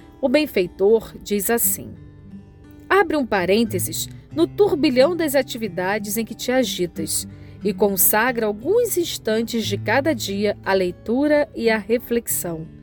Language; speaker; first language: Portuguese; native; Portuguese